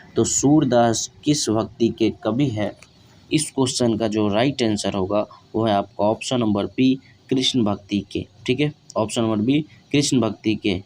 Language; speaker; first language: Hindi; native; Hindi